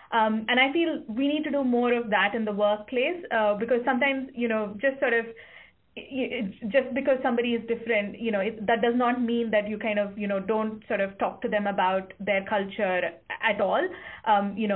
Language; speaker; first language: English; non-native, local second language; Kannada